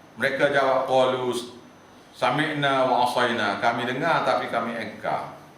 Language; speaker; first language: Malay; native; Malay